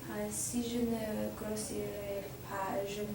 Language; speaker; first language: French; non-native, learner; English